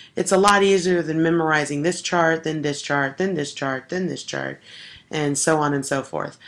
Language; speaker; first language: English; native; English